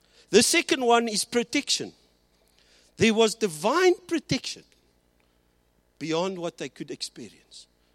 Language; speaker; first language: English; early bilingual, other home language; Afrikaans